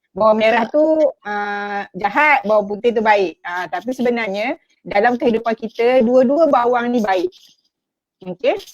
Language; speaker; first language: Malay; native; Malay